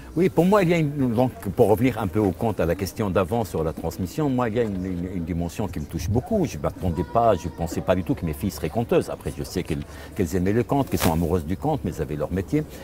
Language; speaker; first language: French; non-native, local second language; Arabic